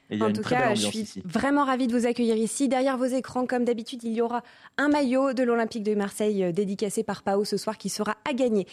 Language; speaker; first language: French; native; French